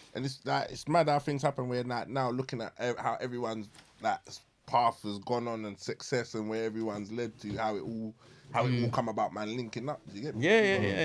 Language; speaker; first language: English; native; English